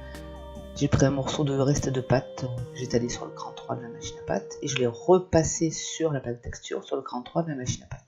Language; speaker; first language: French; native; French